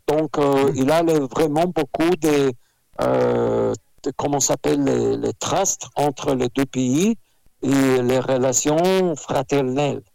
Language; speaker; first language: French; non-native, fluent; Russian